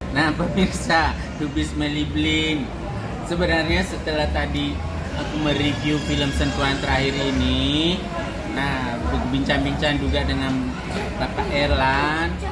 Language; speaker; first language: Indonesian; native; Indonesian